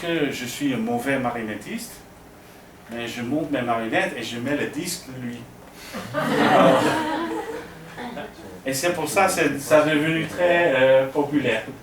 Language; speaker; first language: French; non-native, fluent; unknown